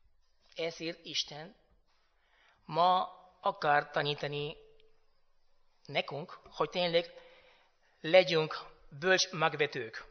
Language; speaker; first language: Hungarian; non-native, fluent; Spanish